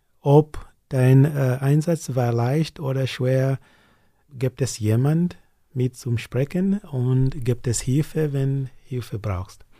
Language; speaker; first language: German; non-native, learner; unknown